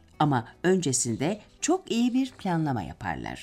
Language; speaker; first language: Turkish; native; Turkish